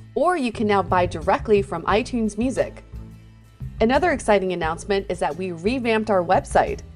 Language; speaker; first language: English; native; English